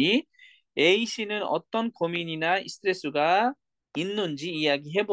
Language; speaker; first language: Korean; non-native, fluent; Nepali